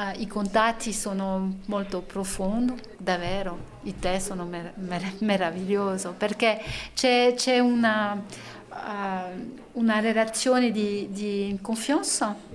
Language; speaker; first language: Italian; non-native, learner; French